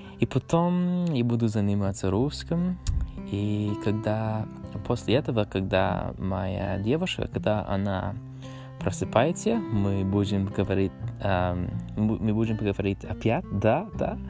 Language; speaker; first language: Russian; non-native, learner; English